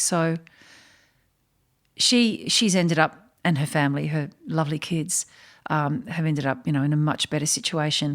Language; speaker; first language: English; native; English